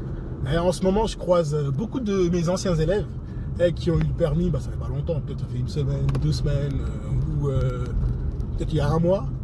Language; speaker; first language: French; native; French